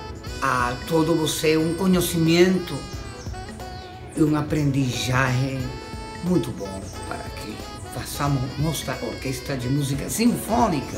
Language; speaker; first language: Portuguese; non-native, learner; Spanish